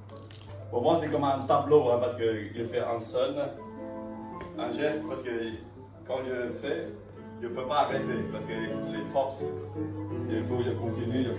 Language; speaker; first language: French; non-native, fluent; Vietnamese